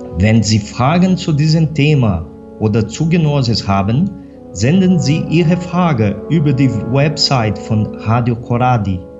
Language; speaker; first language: German; non-native, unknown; Portuguese